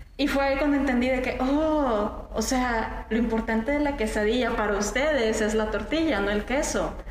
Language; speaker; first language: Spanish; native; Spanish